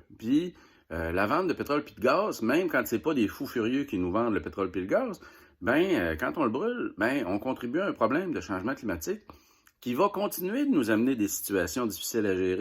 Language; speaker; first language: French; native; French